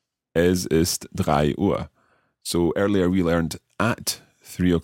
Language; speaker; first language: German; non-native, learner; English